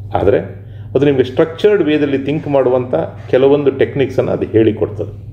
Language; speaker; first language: Kannada; native; Kannada